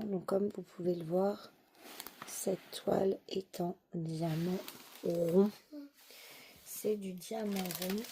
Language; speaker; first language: French; native; French